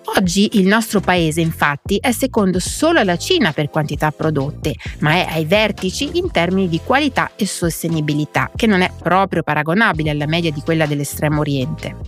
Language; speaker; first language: Italian; native; Italian